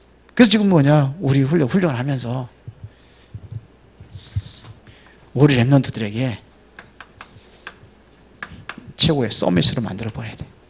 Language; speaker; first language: Korean; native; Korean